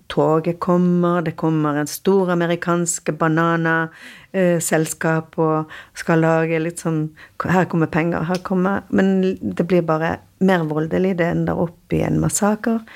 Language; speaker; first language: Norwegian; non-native, fluent; Spanish